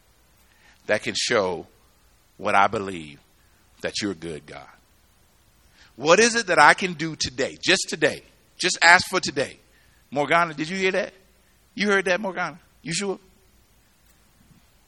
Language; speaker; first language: English; native; English